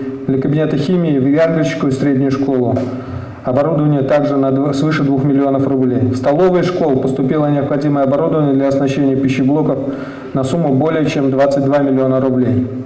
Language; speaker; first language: Russian; native; Russian